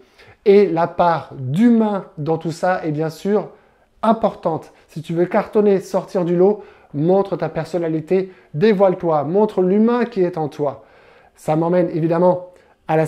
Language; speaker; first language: French; native; French